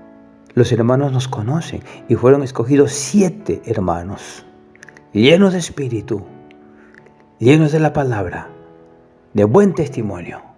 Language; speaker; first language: Spanish; native; Spanish